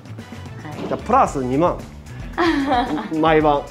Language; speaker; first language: Japanese; non-native, fluent; Chinese